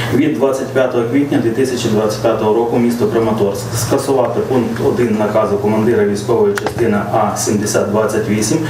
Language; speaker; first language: Ukrainian; native; Ukrainian